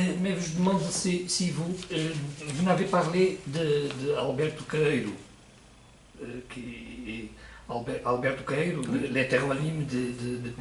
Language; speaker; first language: French; non-native, learner; Portuguese